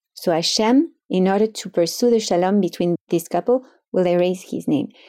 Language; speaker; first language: English; non-native, fluent; French